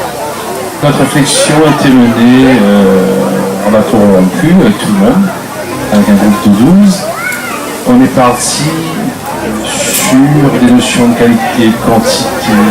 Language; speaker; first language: French; native; French